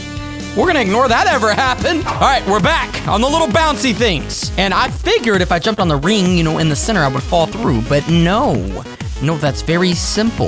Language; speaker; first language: English; native; English